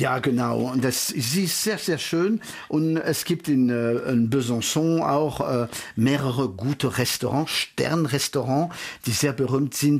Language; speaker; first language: German; early bilingual, heritage; French